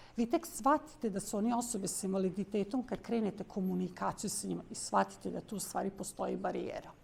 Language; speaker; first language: Bosnian; non-native, local second language; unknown